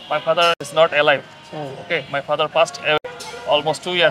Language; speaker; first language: English; non-native, learner; Bangla